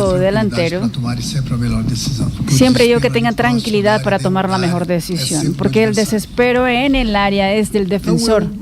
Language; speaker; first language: Spanish; non-native, learner; Portuguese